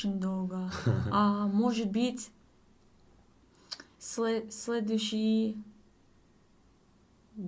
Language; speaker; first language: Russian; non-native, learner; English